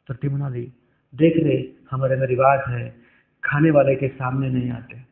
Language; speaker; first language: Hindi; non-native, local second language; Marathi